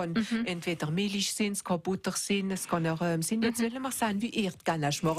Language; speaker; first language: German; native; German